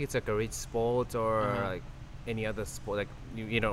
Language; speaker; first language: English; non-native, learner; Japanese